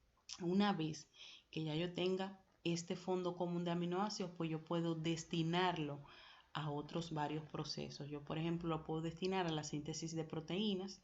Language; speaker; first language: Spanish; native; Spanish